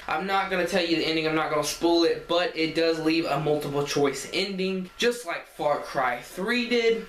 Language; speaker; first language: English; native; English